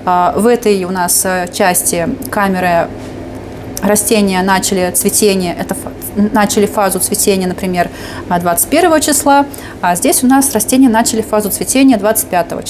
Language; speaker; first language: Russian; native; Russian